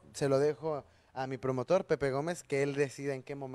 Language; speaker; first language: Spanish; native; Spanish